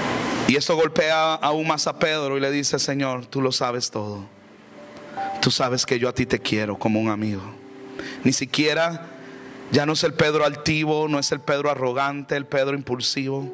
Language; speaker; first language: Spanish; native; Spanish